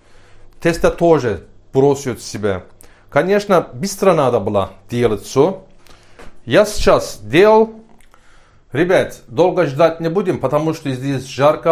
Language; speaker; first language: Russian; non-native, learner; Turkish